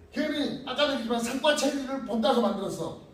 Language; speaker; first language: Korean; native; Korean